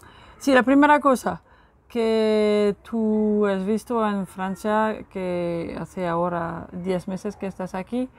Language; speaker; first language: Spanish; non-native, fluent; French